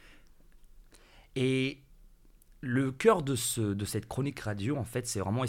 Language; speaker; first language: French; native; French